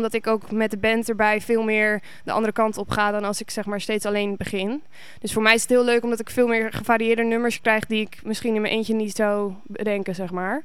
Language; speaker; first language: Dutch; native; Dutch